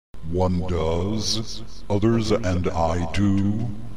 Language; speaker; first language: English; native; English